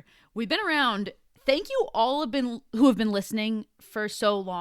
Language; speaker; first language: English; native; English